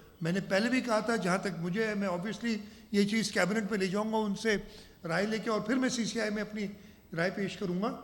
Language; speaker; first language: Urdu; non-native, local second language; Sindhi